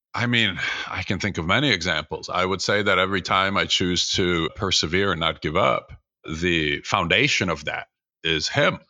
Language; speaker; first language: English; early bilingual, other home language; Russian